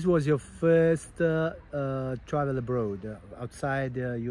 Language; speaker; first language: English; non-native, fluent; Italian